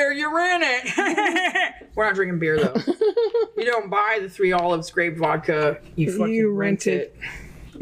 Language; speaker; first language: English; native; English